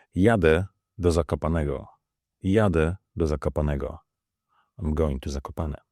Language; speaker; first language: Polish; native; Polish